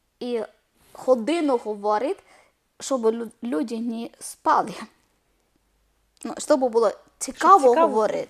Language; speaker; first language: Ukrainian; non-native, learner; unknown